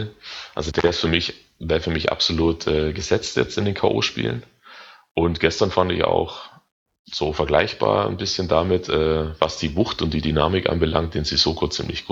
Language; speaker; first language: German; native; German